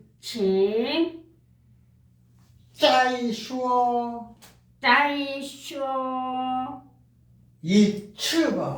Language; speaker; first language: Chinese; non-native, fluent; Korean